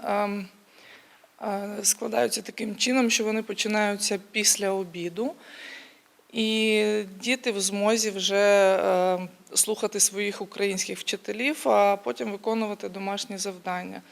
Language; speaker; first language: Ukrainian; native; Ukrainian